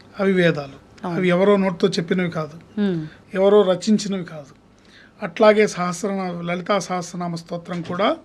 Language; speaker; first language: Telugu; native; Telugu